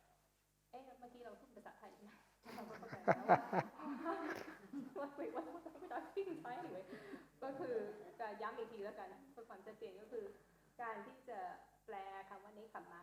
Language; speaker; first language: Thai; native; Thai